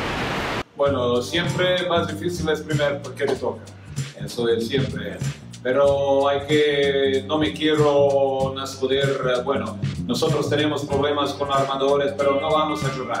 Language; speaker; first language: Spanish; non-native, fluent; Croatian